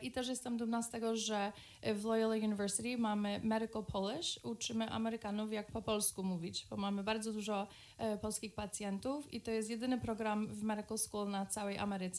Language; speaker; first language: Polish; early bilingual, other home language; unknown